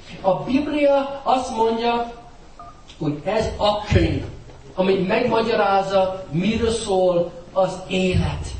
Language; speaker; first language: Hungarian; non-native, fluent; English